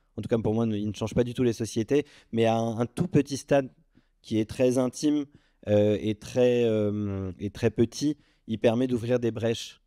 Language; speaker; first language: French; early bilingual, other home language; Arabic